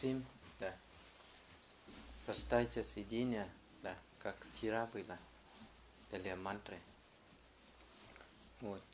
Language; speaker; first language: Russian; non-native, fluent; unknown